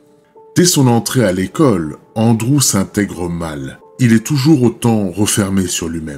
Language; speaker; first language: French; native; French